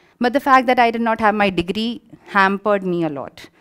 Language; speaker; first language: English; non-native, local second language; Malayalam